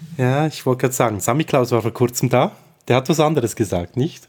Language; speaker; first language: German; native; German